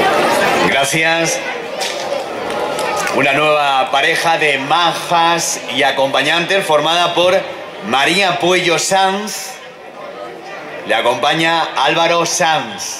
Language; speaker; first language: Spanish; native; Spanish